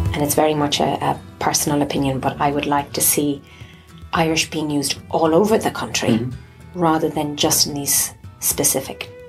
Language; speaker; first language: English; native; English